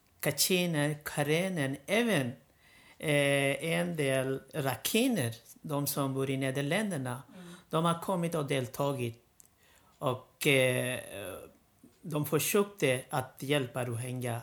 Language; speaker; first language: Swedish; non-native, learner; Rohingya